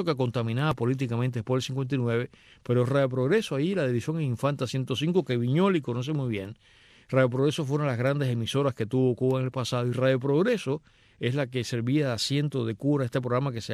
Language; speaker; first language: Spanish; native; Spanish